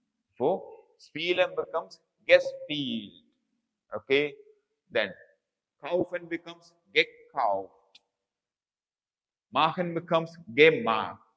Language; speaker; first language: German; non-native, fluent; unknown